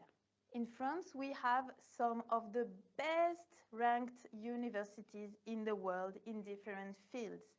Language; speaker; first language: English; non-native, fluent; French